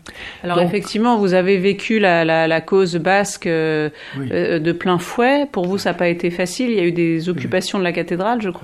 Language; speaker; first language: French; native; French